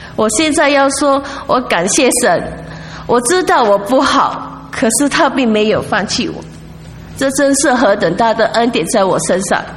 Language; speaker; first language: Chinese; non-native, local second language; English